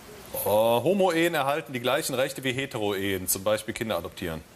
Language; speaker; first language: German; native; German